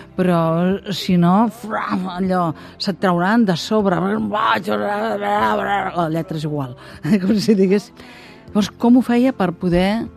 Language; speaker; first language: Catalan; native; Catalan